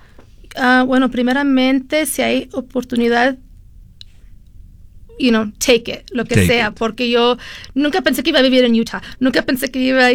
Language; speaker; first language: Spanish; early bilingual, heritage; Spanish